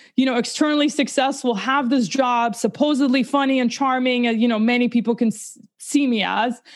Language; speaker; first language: English; early bilingual, other home language; Russian